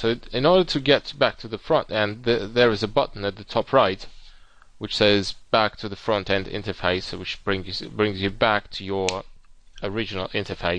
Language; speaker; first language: English; non-native, fluent; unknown